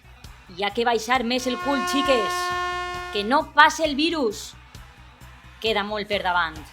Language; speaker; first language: Catalan; native; Catalan